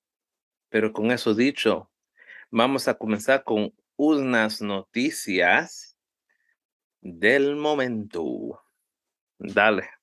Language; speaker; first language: Spanish; early bilingual, heritage; Spanish